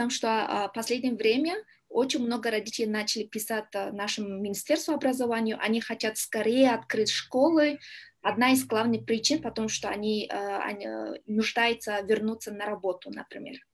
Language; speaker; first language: Russian; non-native, learner; Kyrgyz